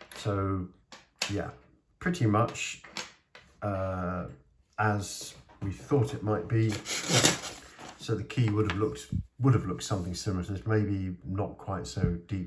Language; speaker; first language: English; native; English